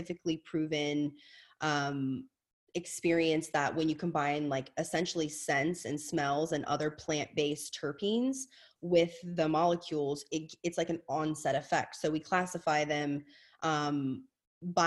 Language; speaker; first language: English; native; English